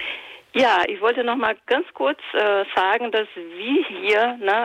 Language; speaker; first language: German; non-native, fluent; Portuguese